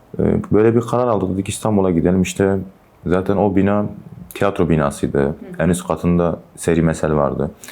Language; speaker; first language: Turkish; non-native, local second language; Kurdish